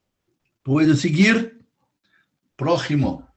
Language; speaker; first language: Spanish; non-native, fluent; Portuguese